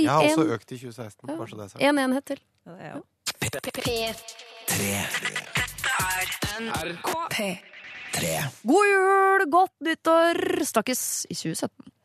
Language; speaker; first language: Norwegian; native; Norwegian